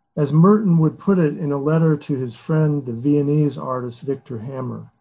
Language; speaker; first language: English; native; English